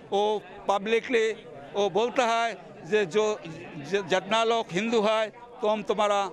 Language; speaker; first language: Hindi; non-native, learner; Bangla